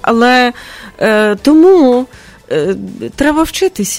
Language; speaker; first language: Ukrainian; early bilingual, heritage; Ukrainian